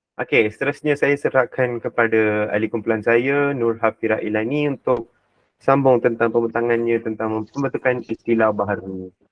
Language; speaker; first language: Malay; non-native, local second language; Tamil